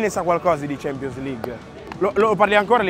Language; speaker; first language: Italian; native; Italian